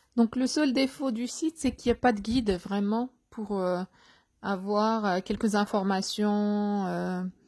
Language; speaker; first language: French; non-native, local second language; Arabic